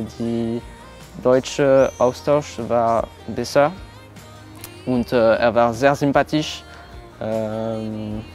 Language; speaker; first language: German; non-native, learner; French